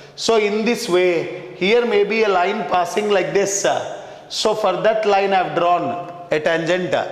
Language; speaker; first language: English; non-native, local second language; Kannada